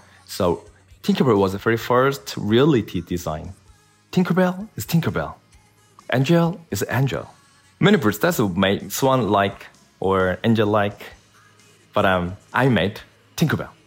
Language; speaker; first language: English; non-native, learner; Korean